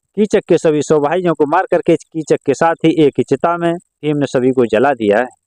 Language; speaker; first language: Hindi; native; Hindi